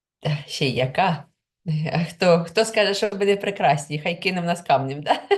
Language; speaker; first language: Ukrainian; non-native, local second language; Russian